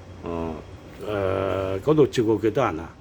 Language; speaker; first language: Cantonese; native; Cantonese